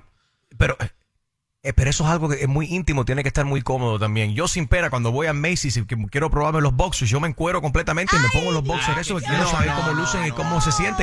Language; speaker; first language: Spanish; native; Spanish